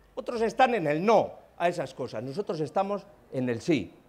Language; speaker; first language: Spanish; native; Spanish